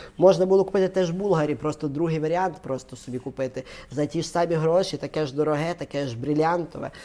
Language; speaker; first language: Ukrainian; non-native, local second language; Russian